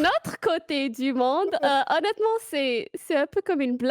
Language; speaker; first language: French; non-native, fluent; English